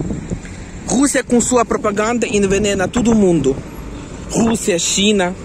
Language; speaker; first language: Portuguese; non-native, fluent; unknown